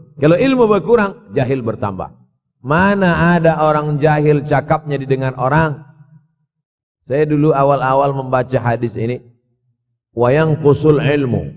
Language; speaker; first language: Malay; native; Malay